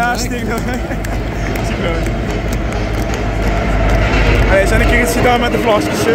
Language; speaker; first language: Dutch; native; Dutch